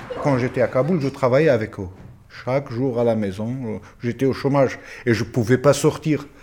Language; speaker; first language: French; non-native, fluent; Pashto